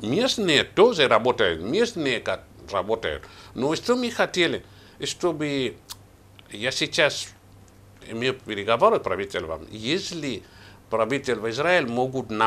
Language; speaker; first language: Russian; non-native, learner; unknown